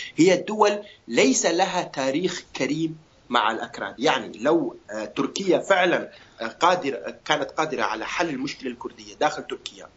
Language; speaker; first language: Arabic; non-native, local second language; Kurdish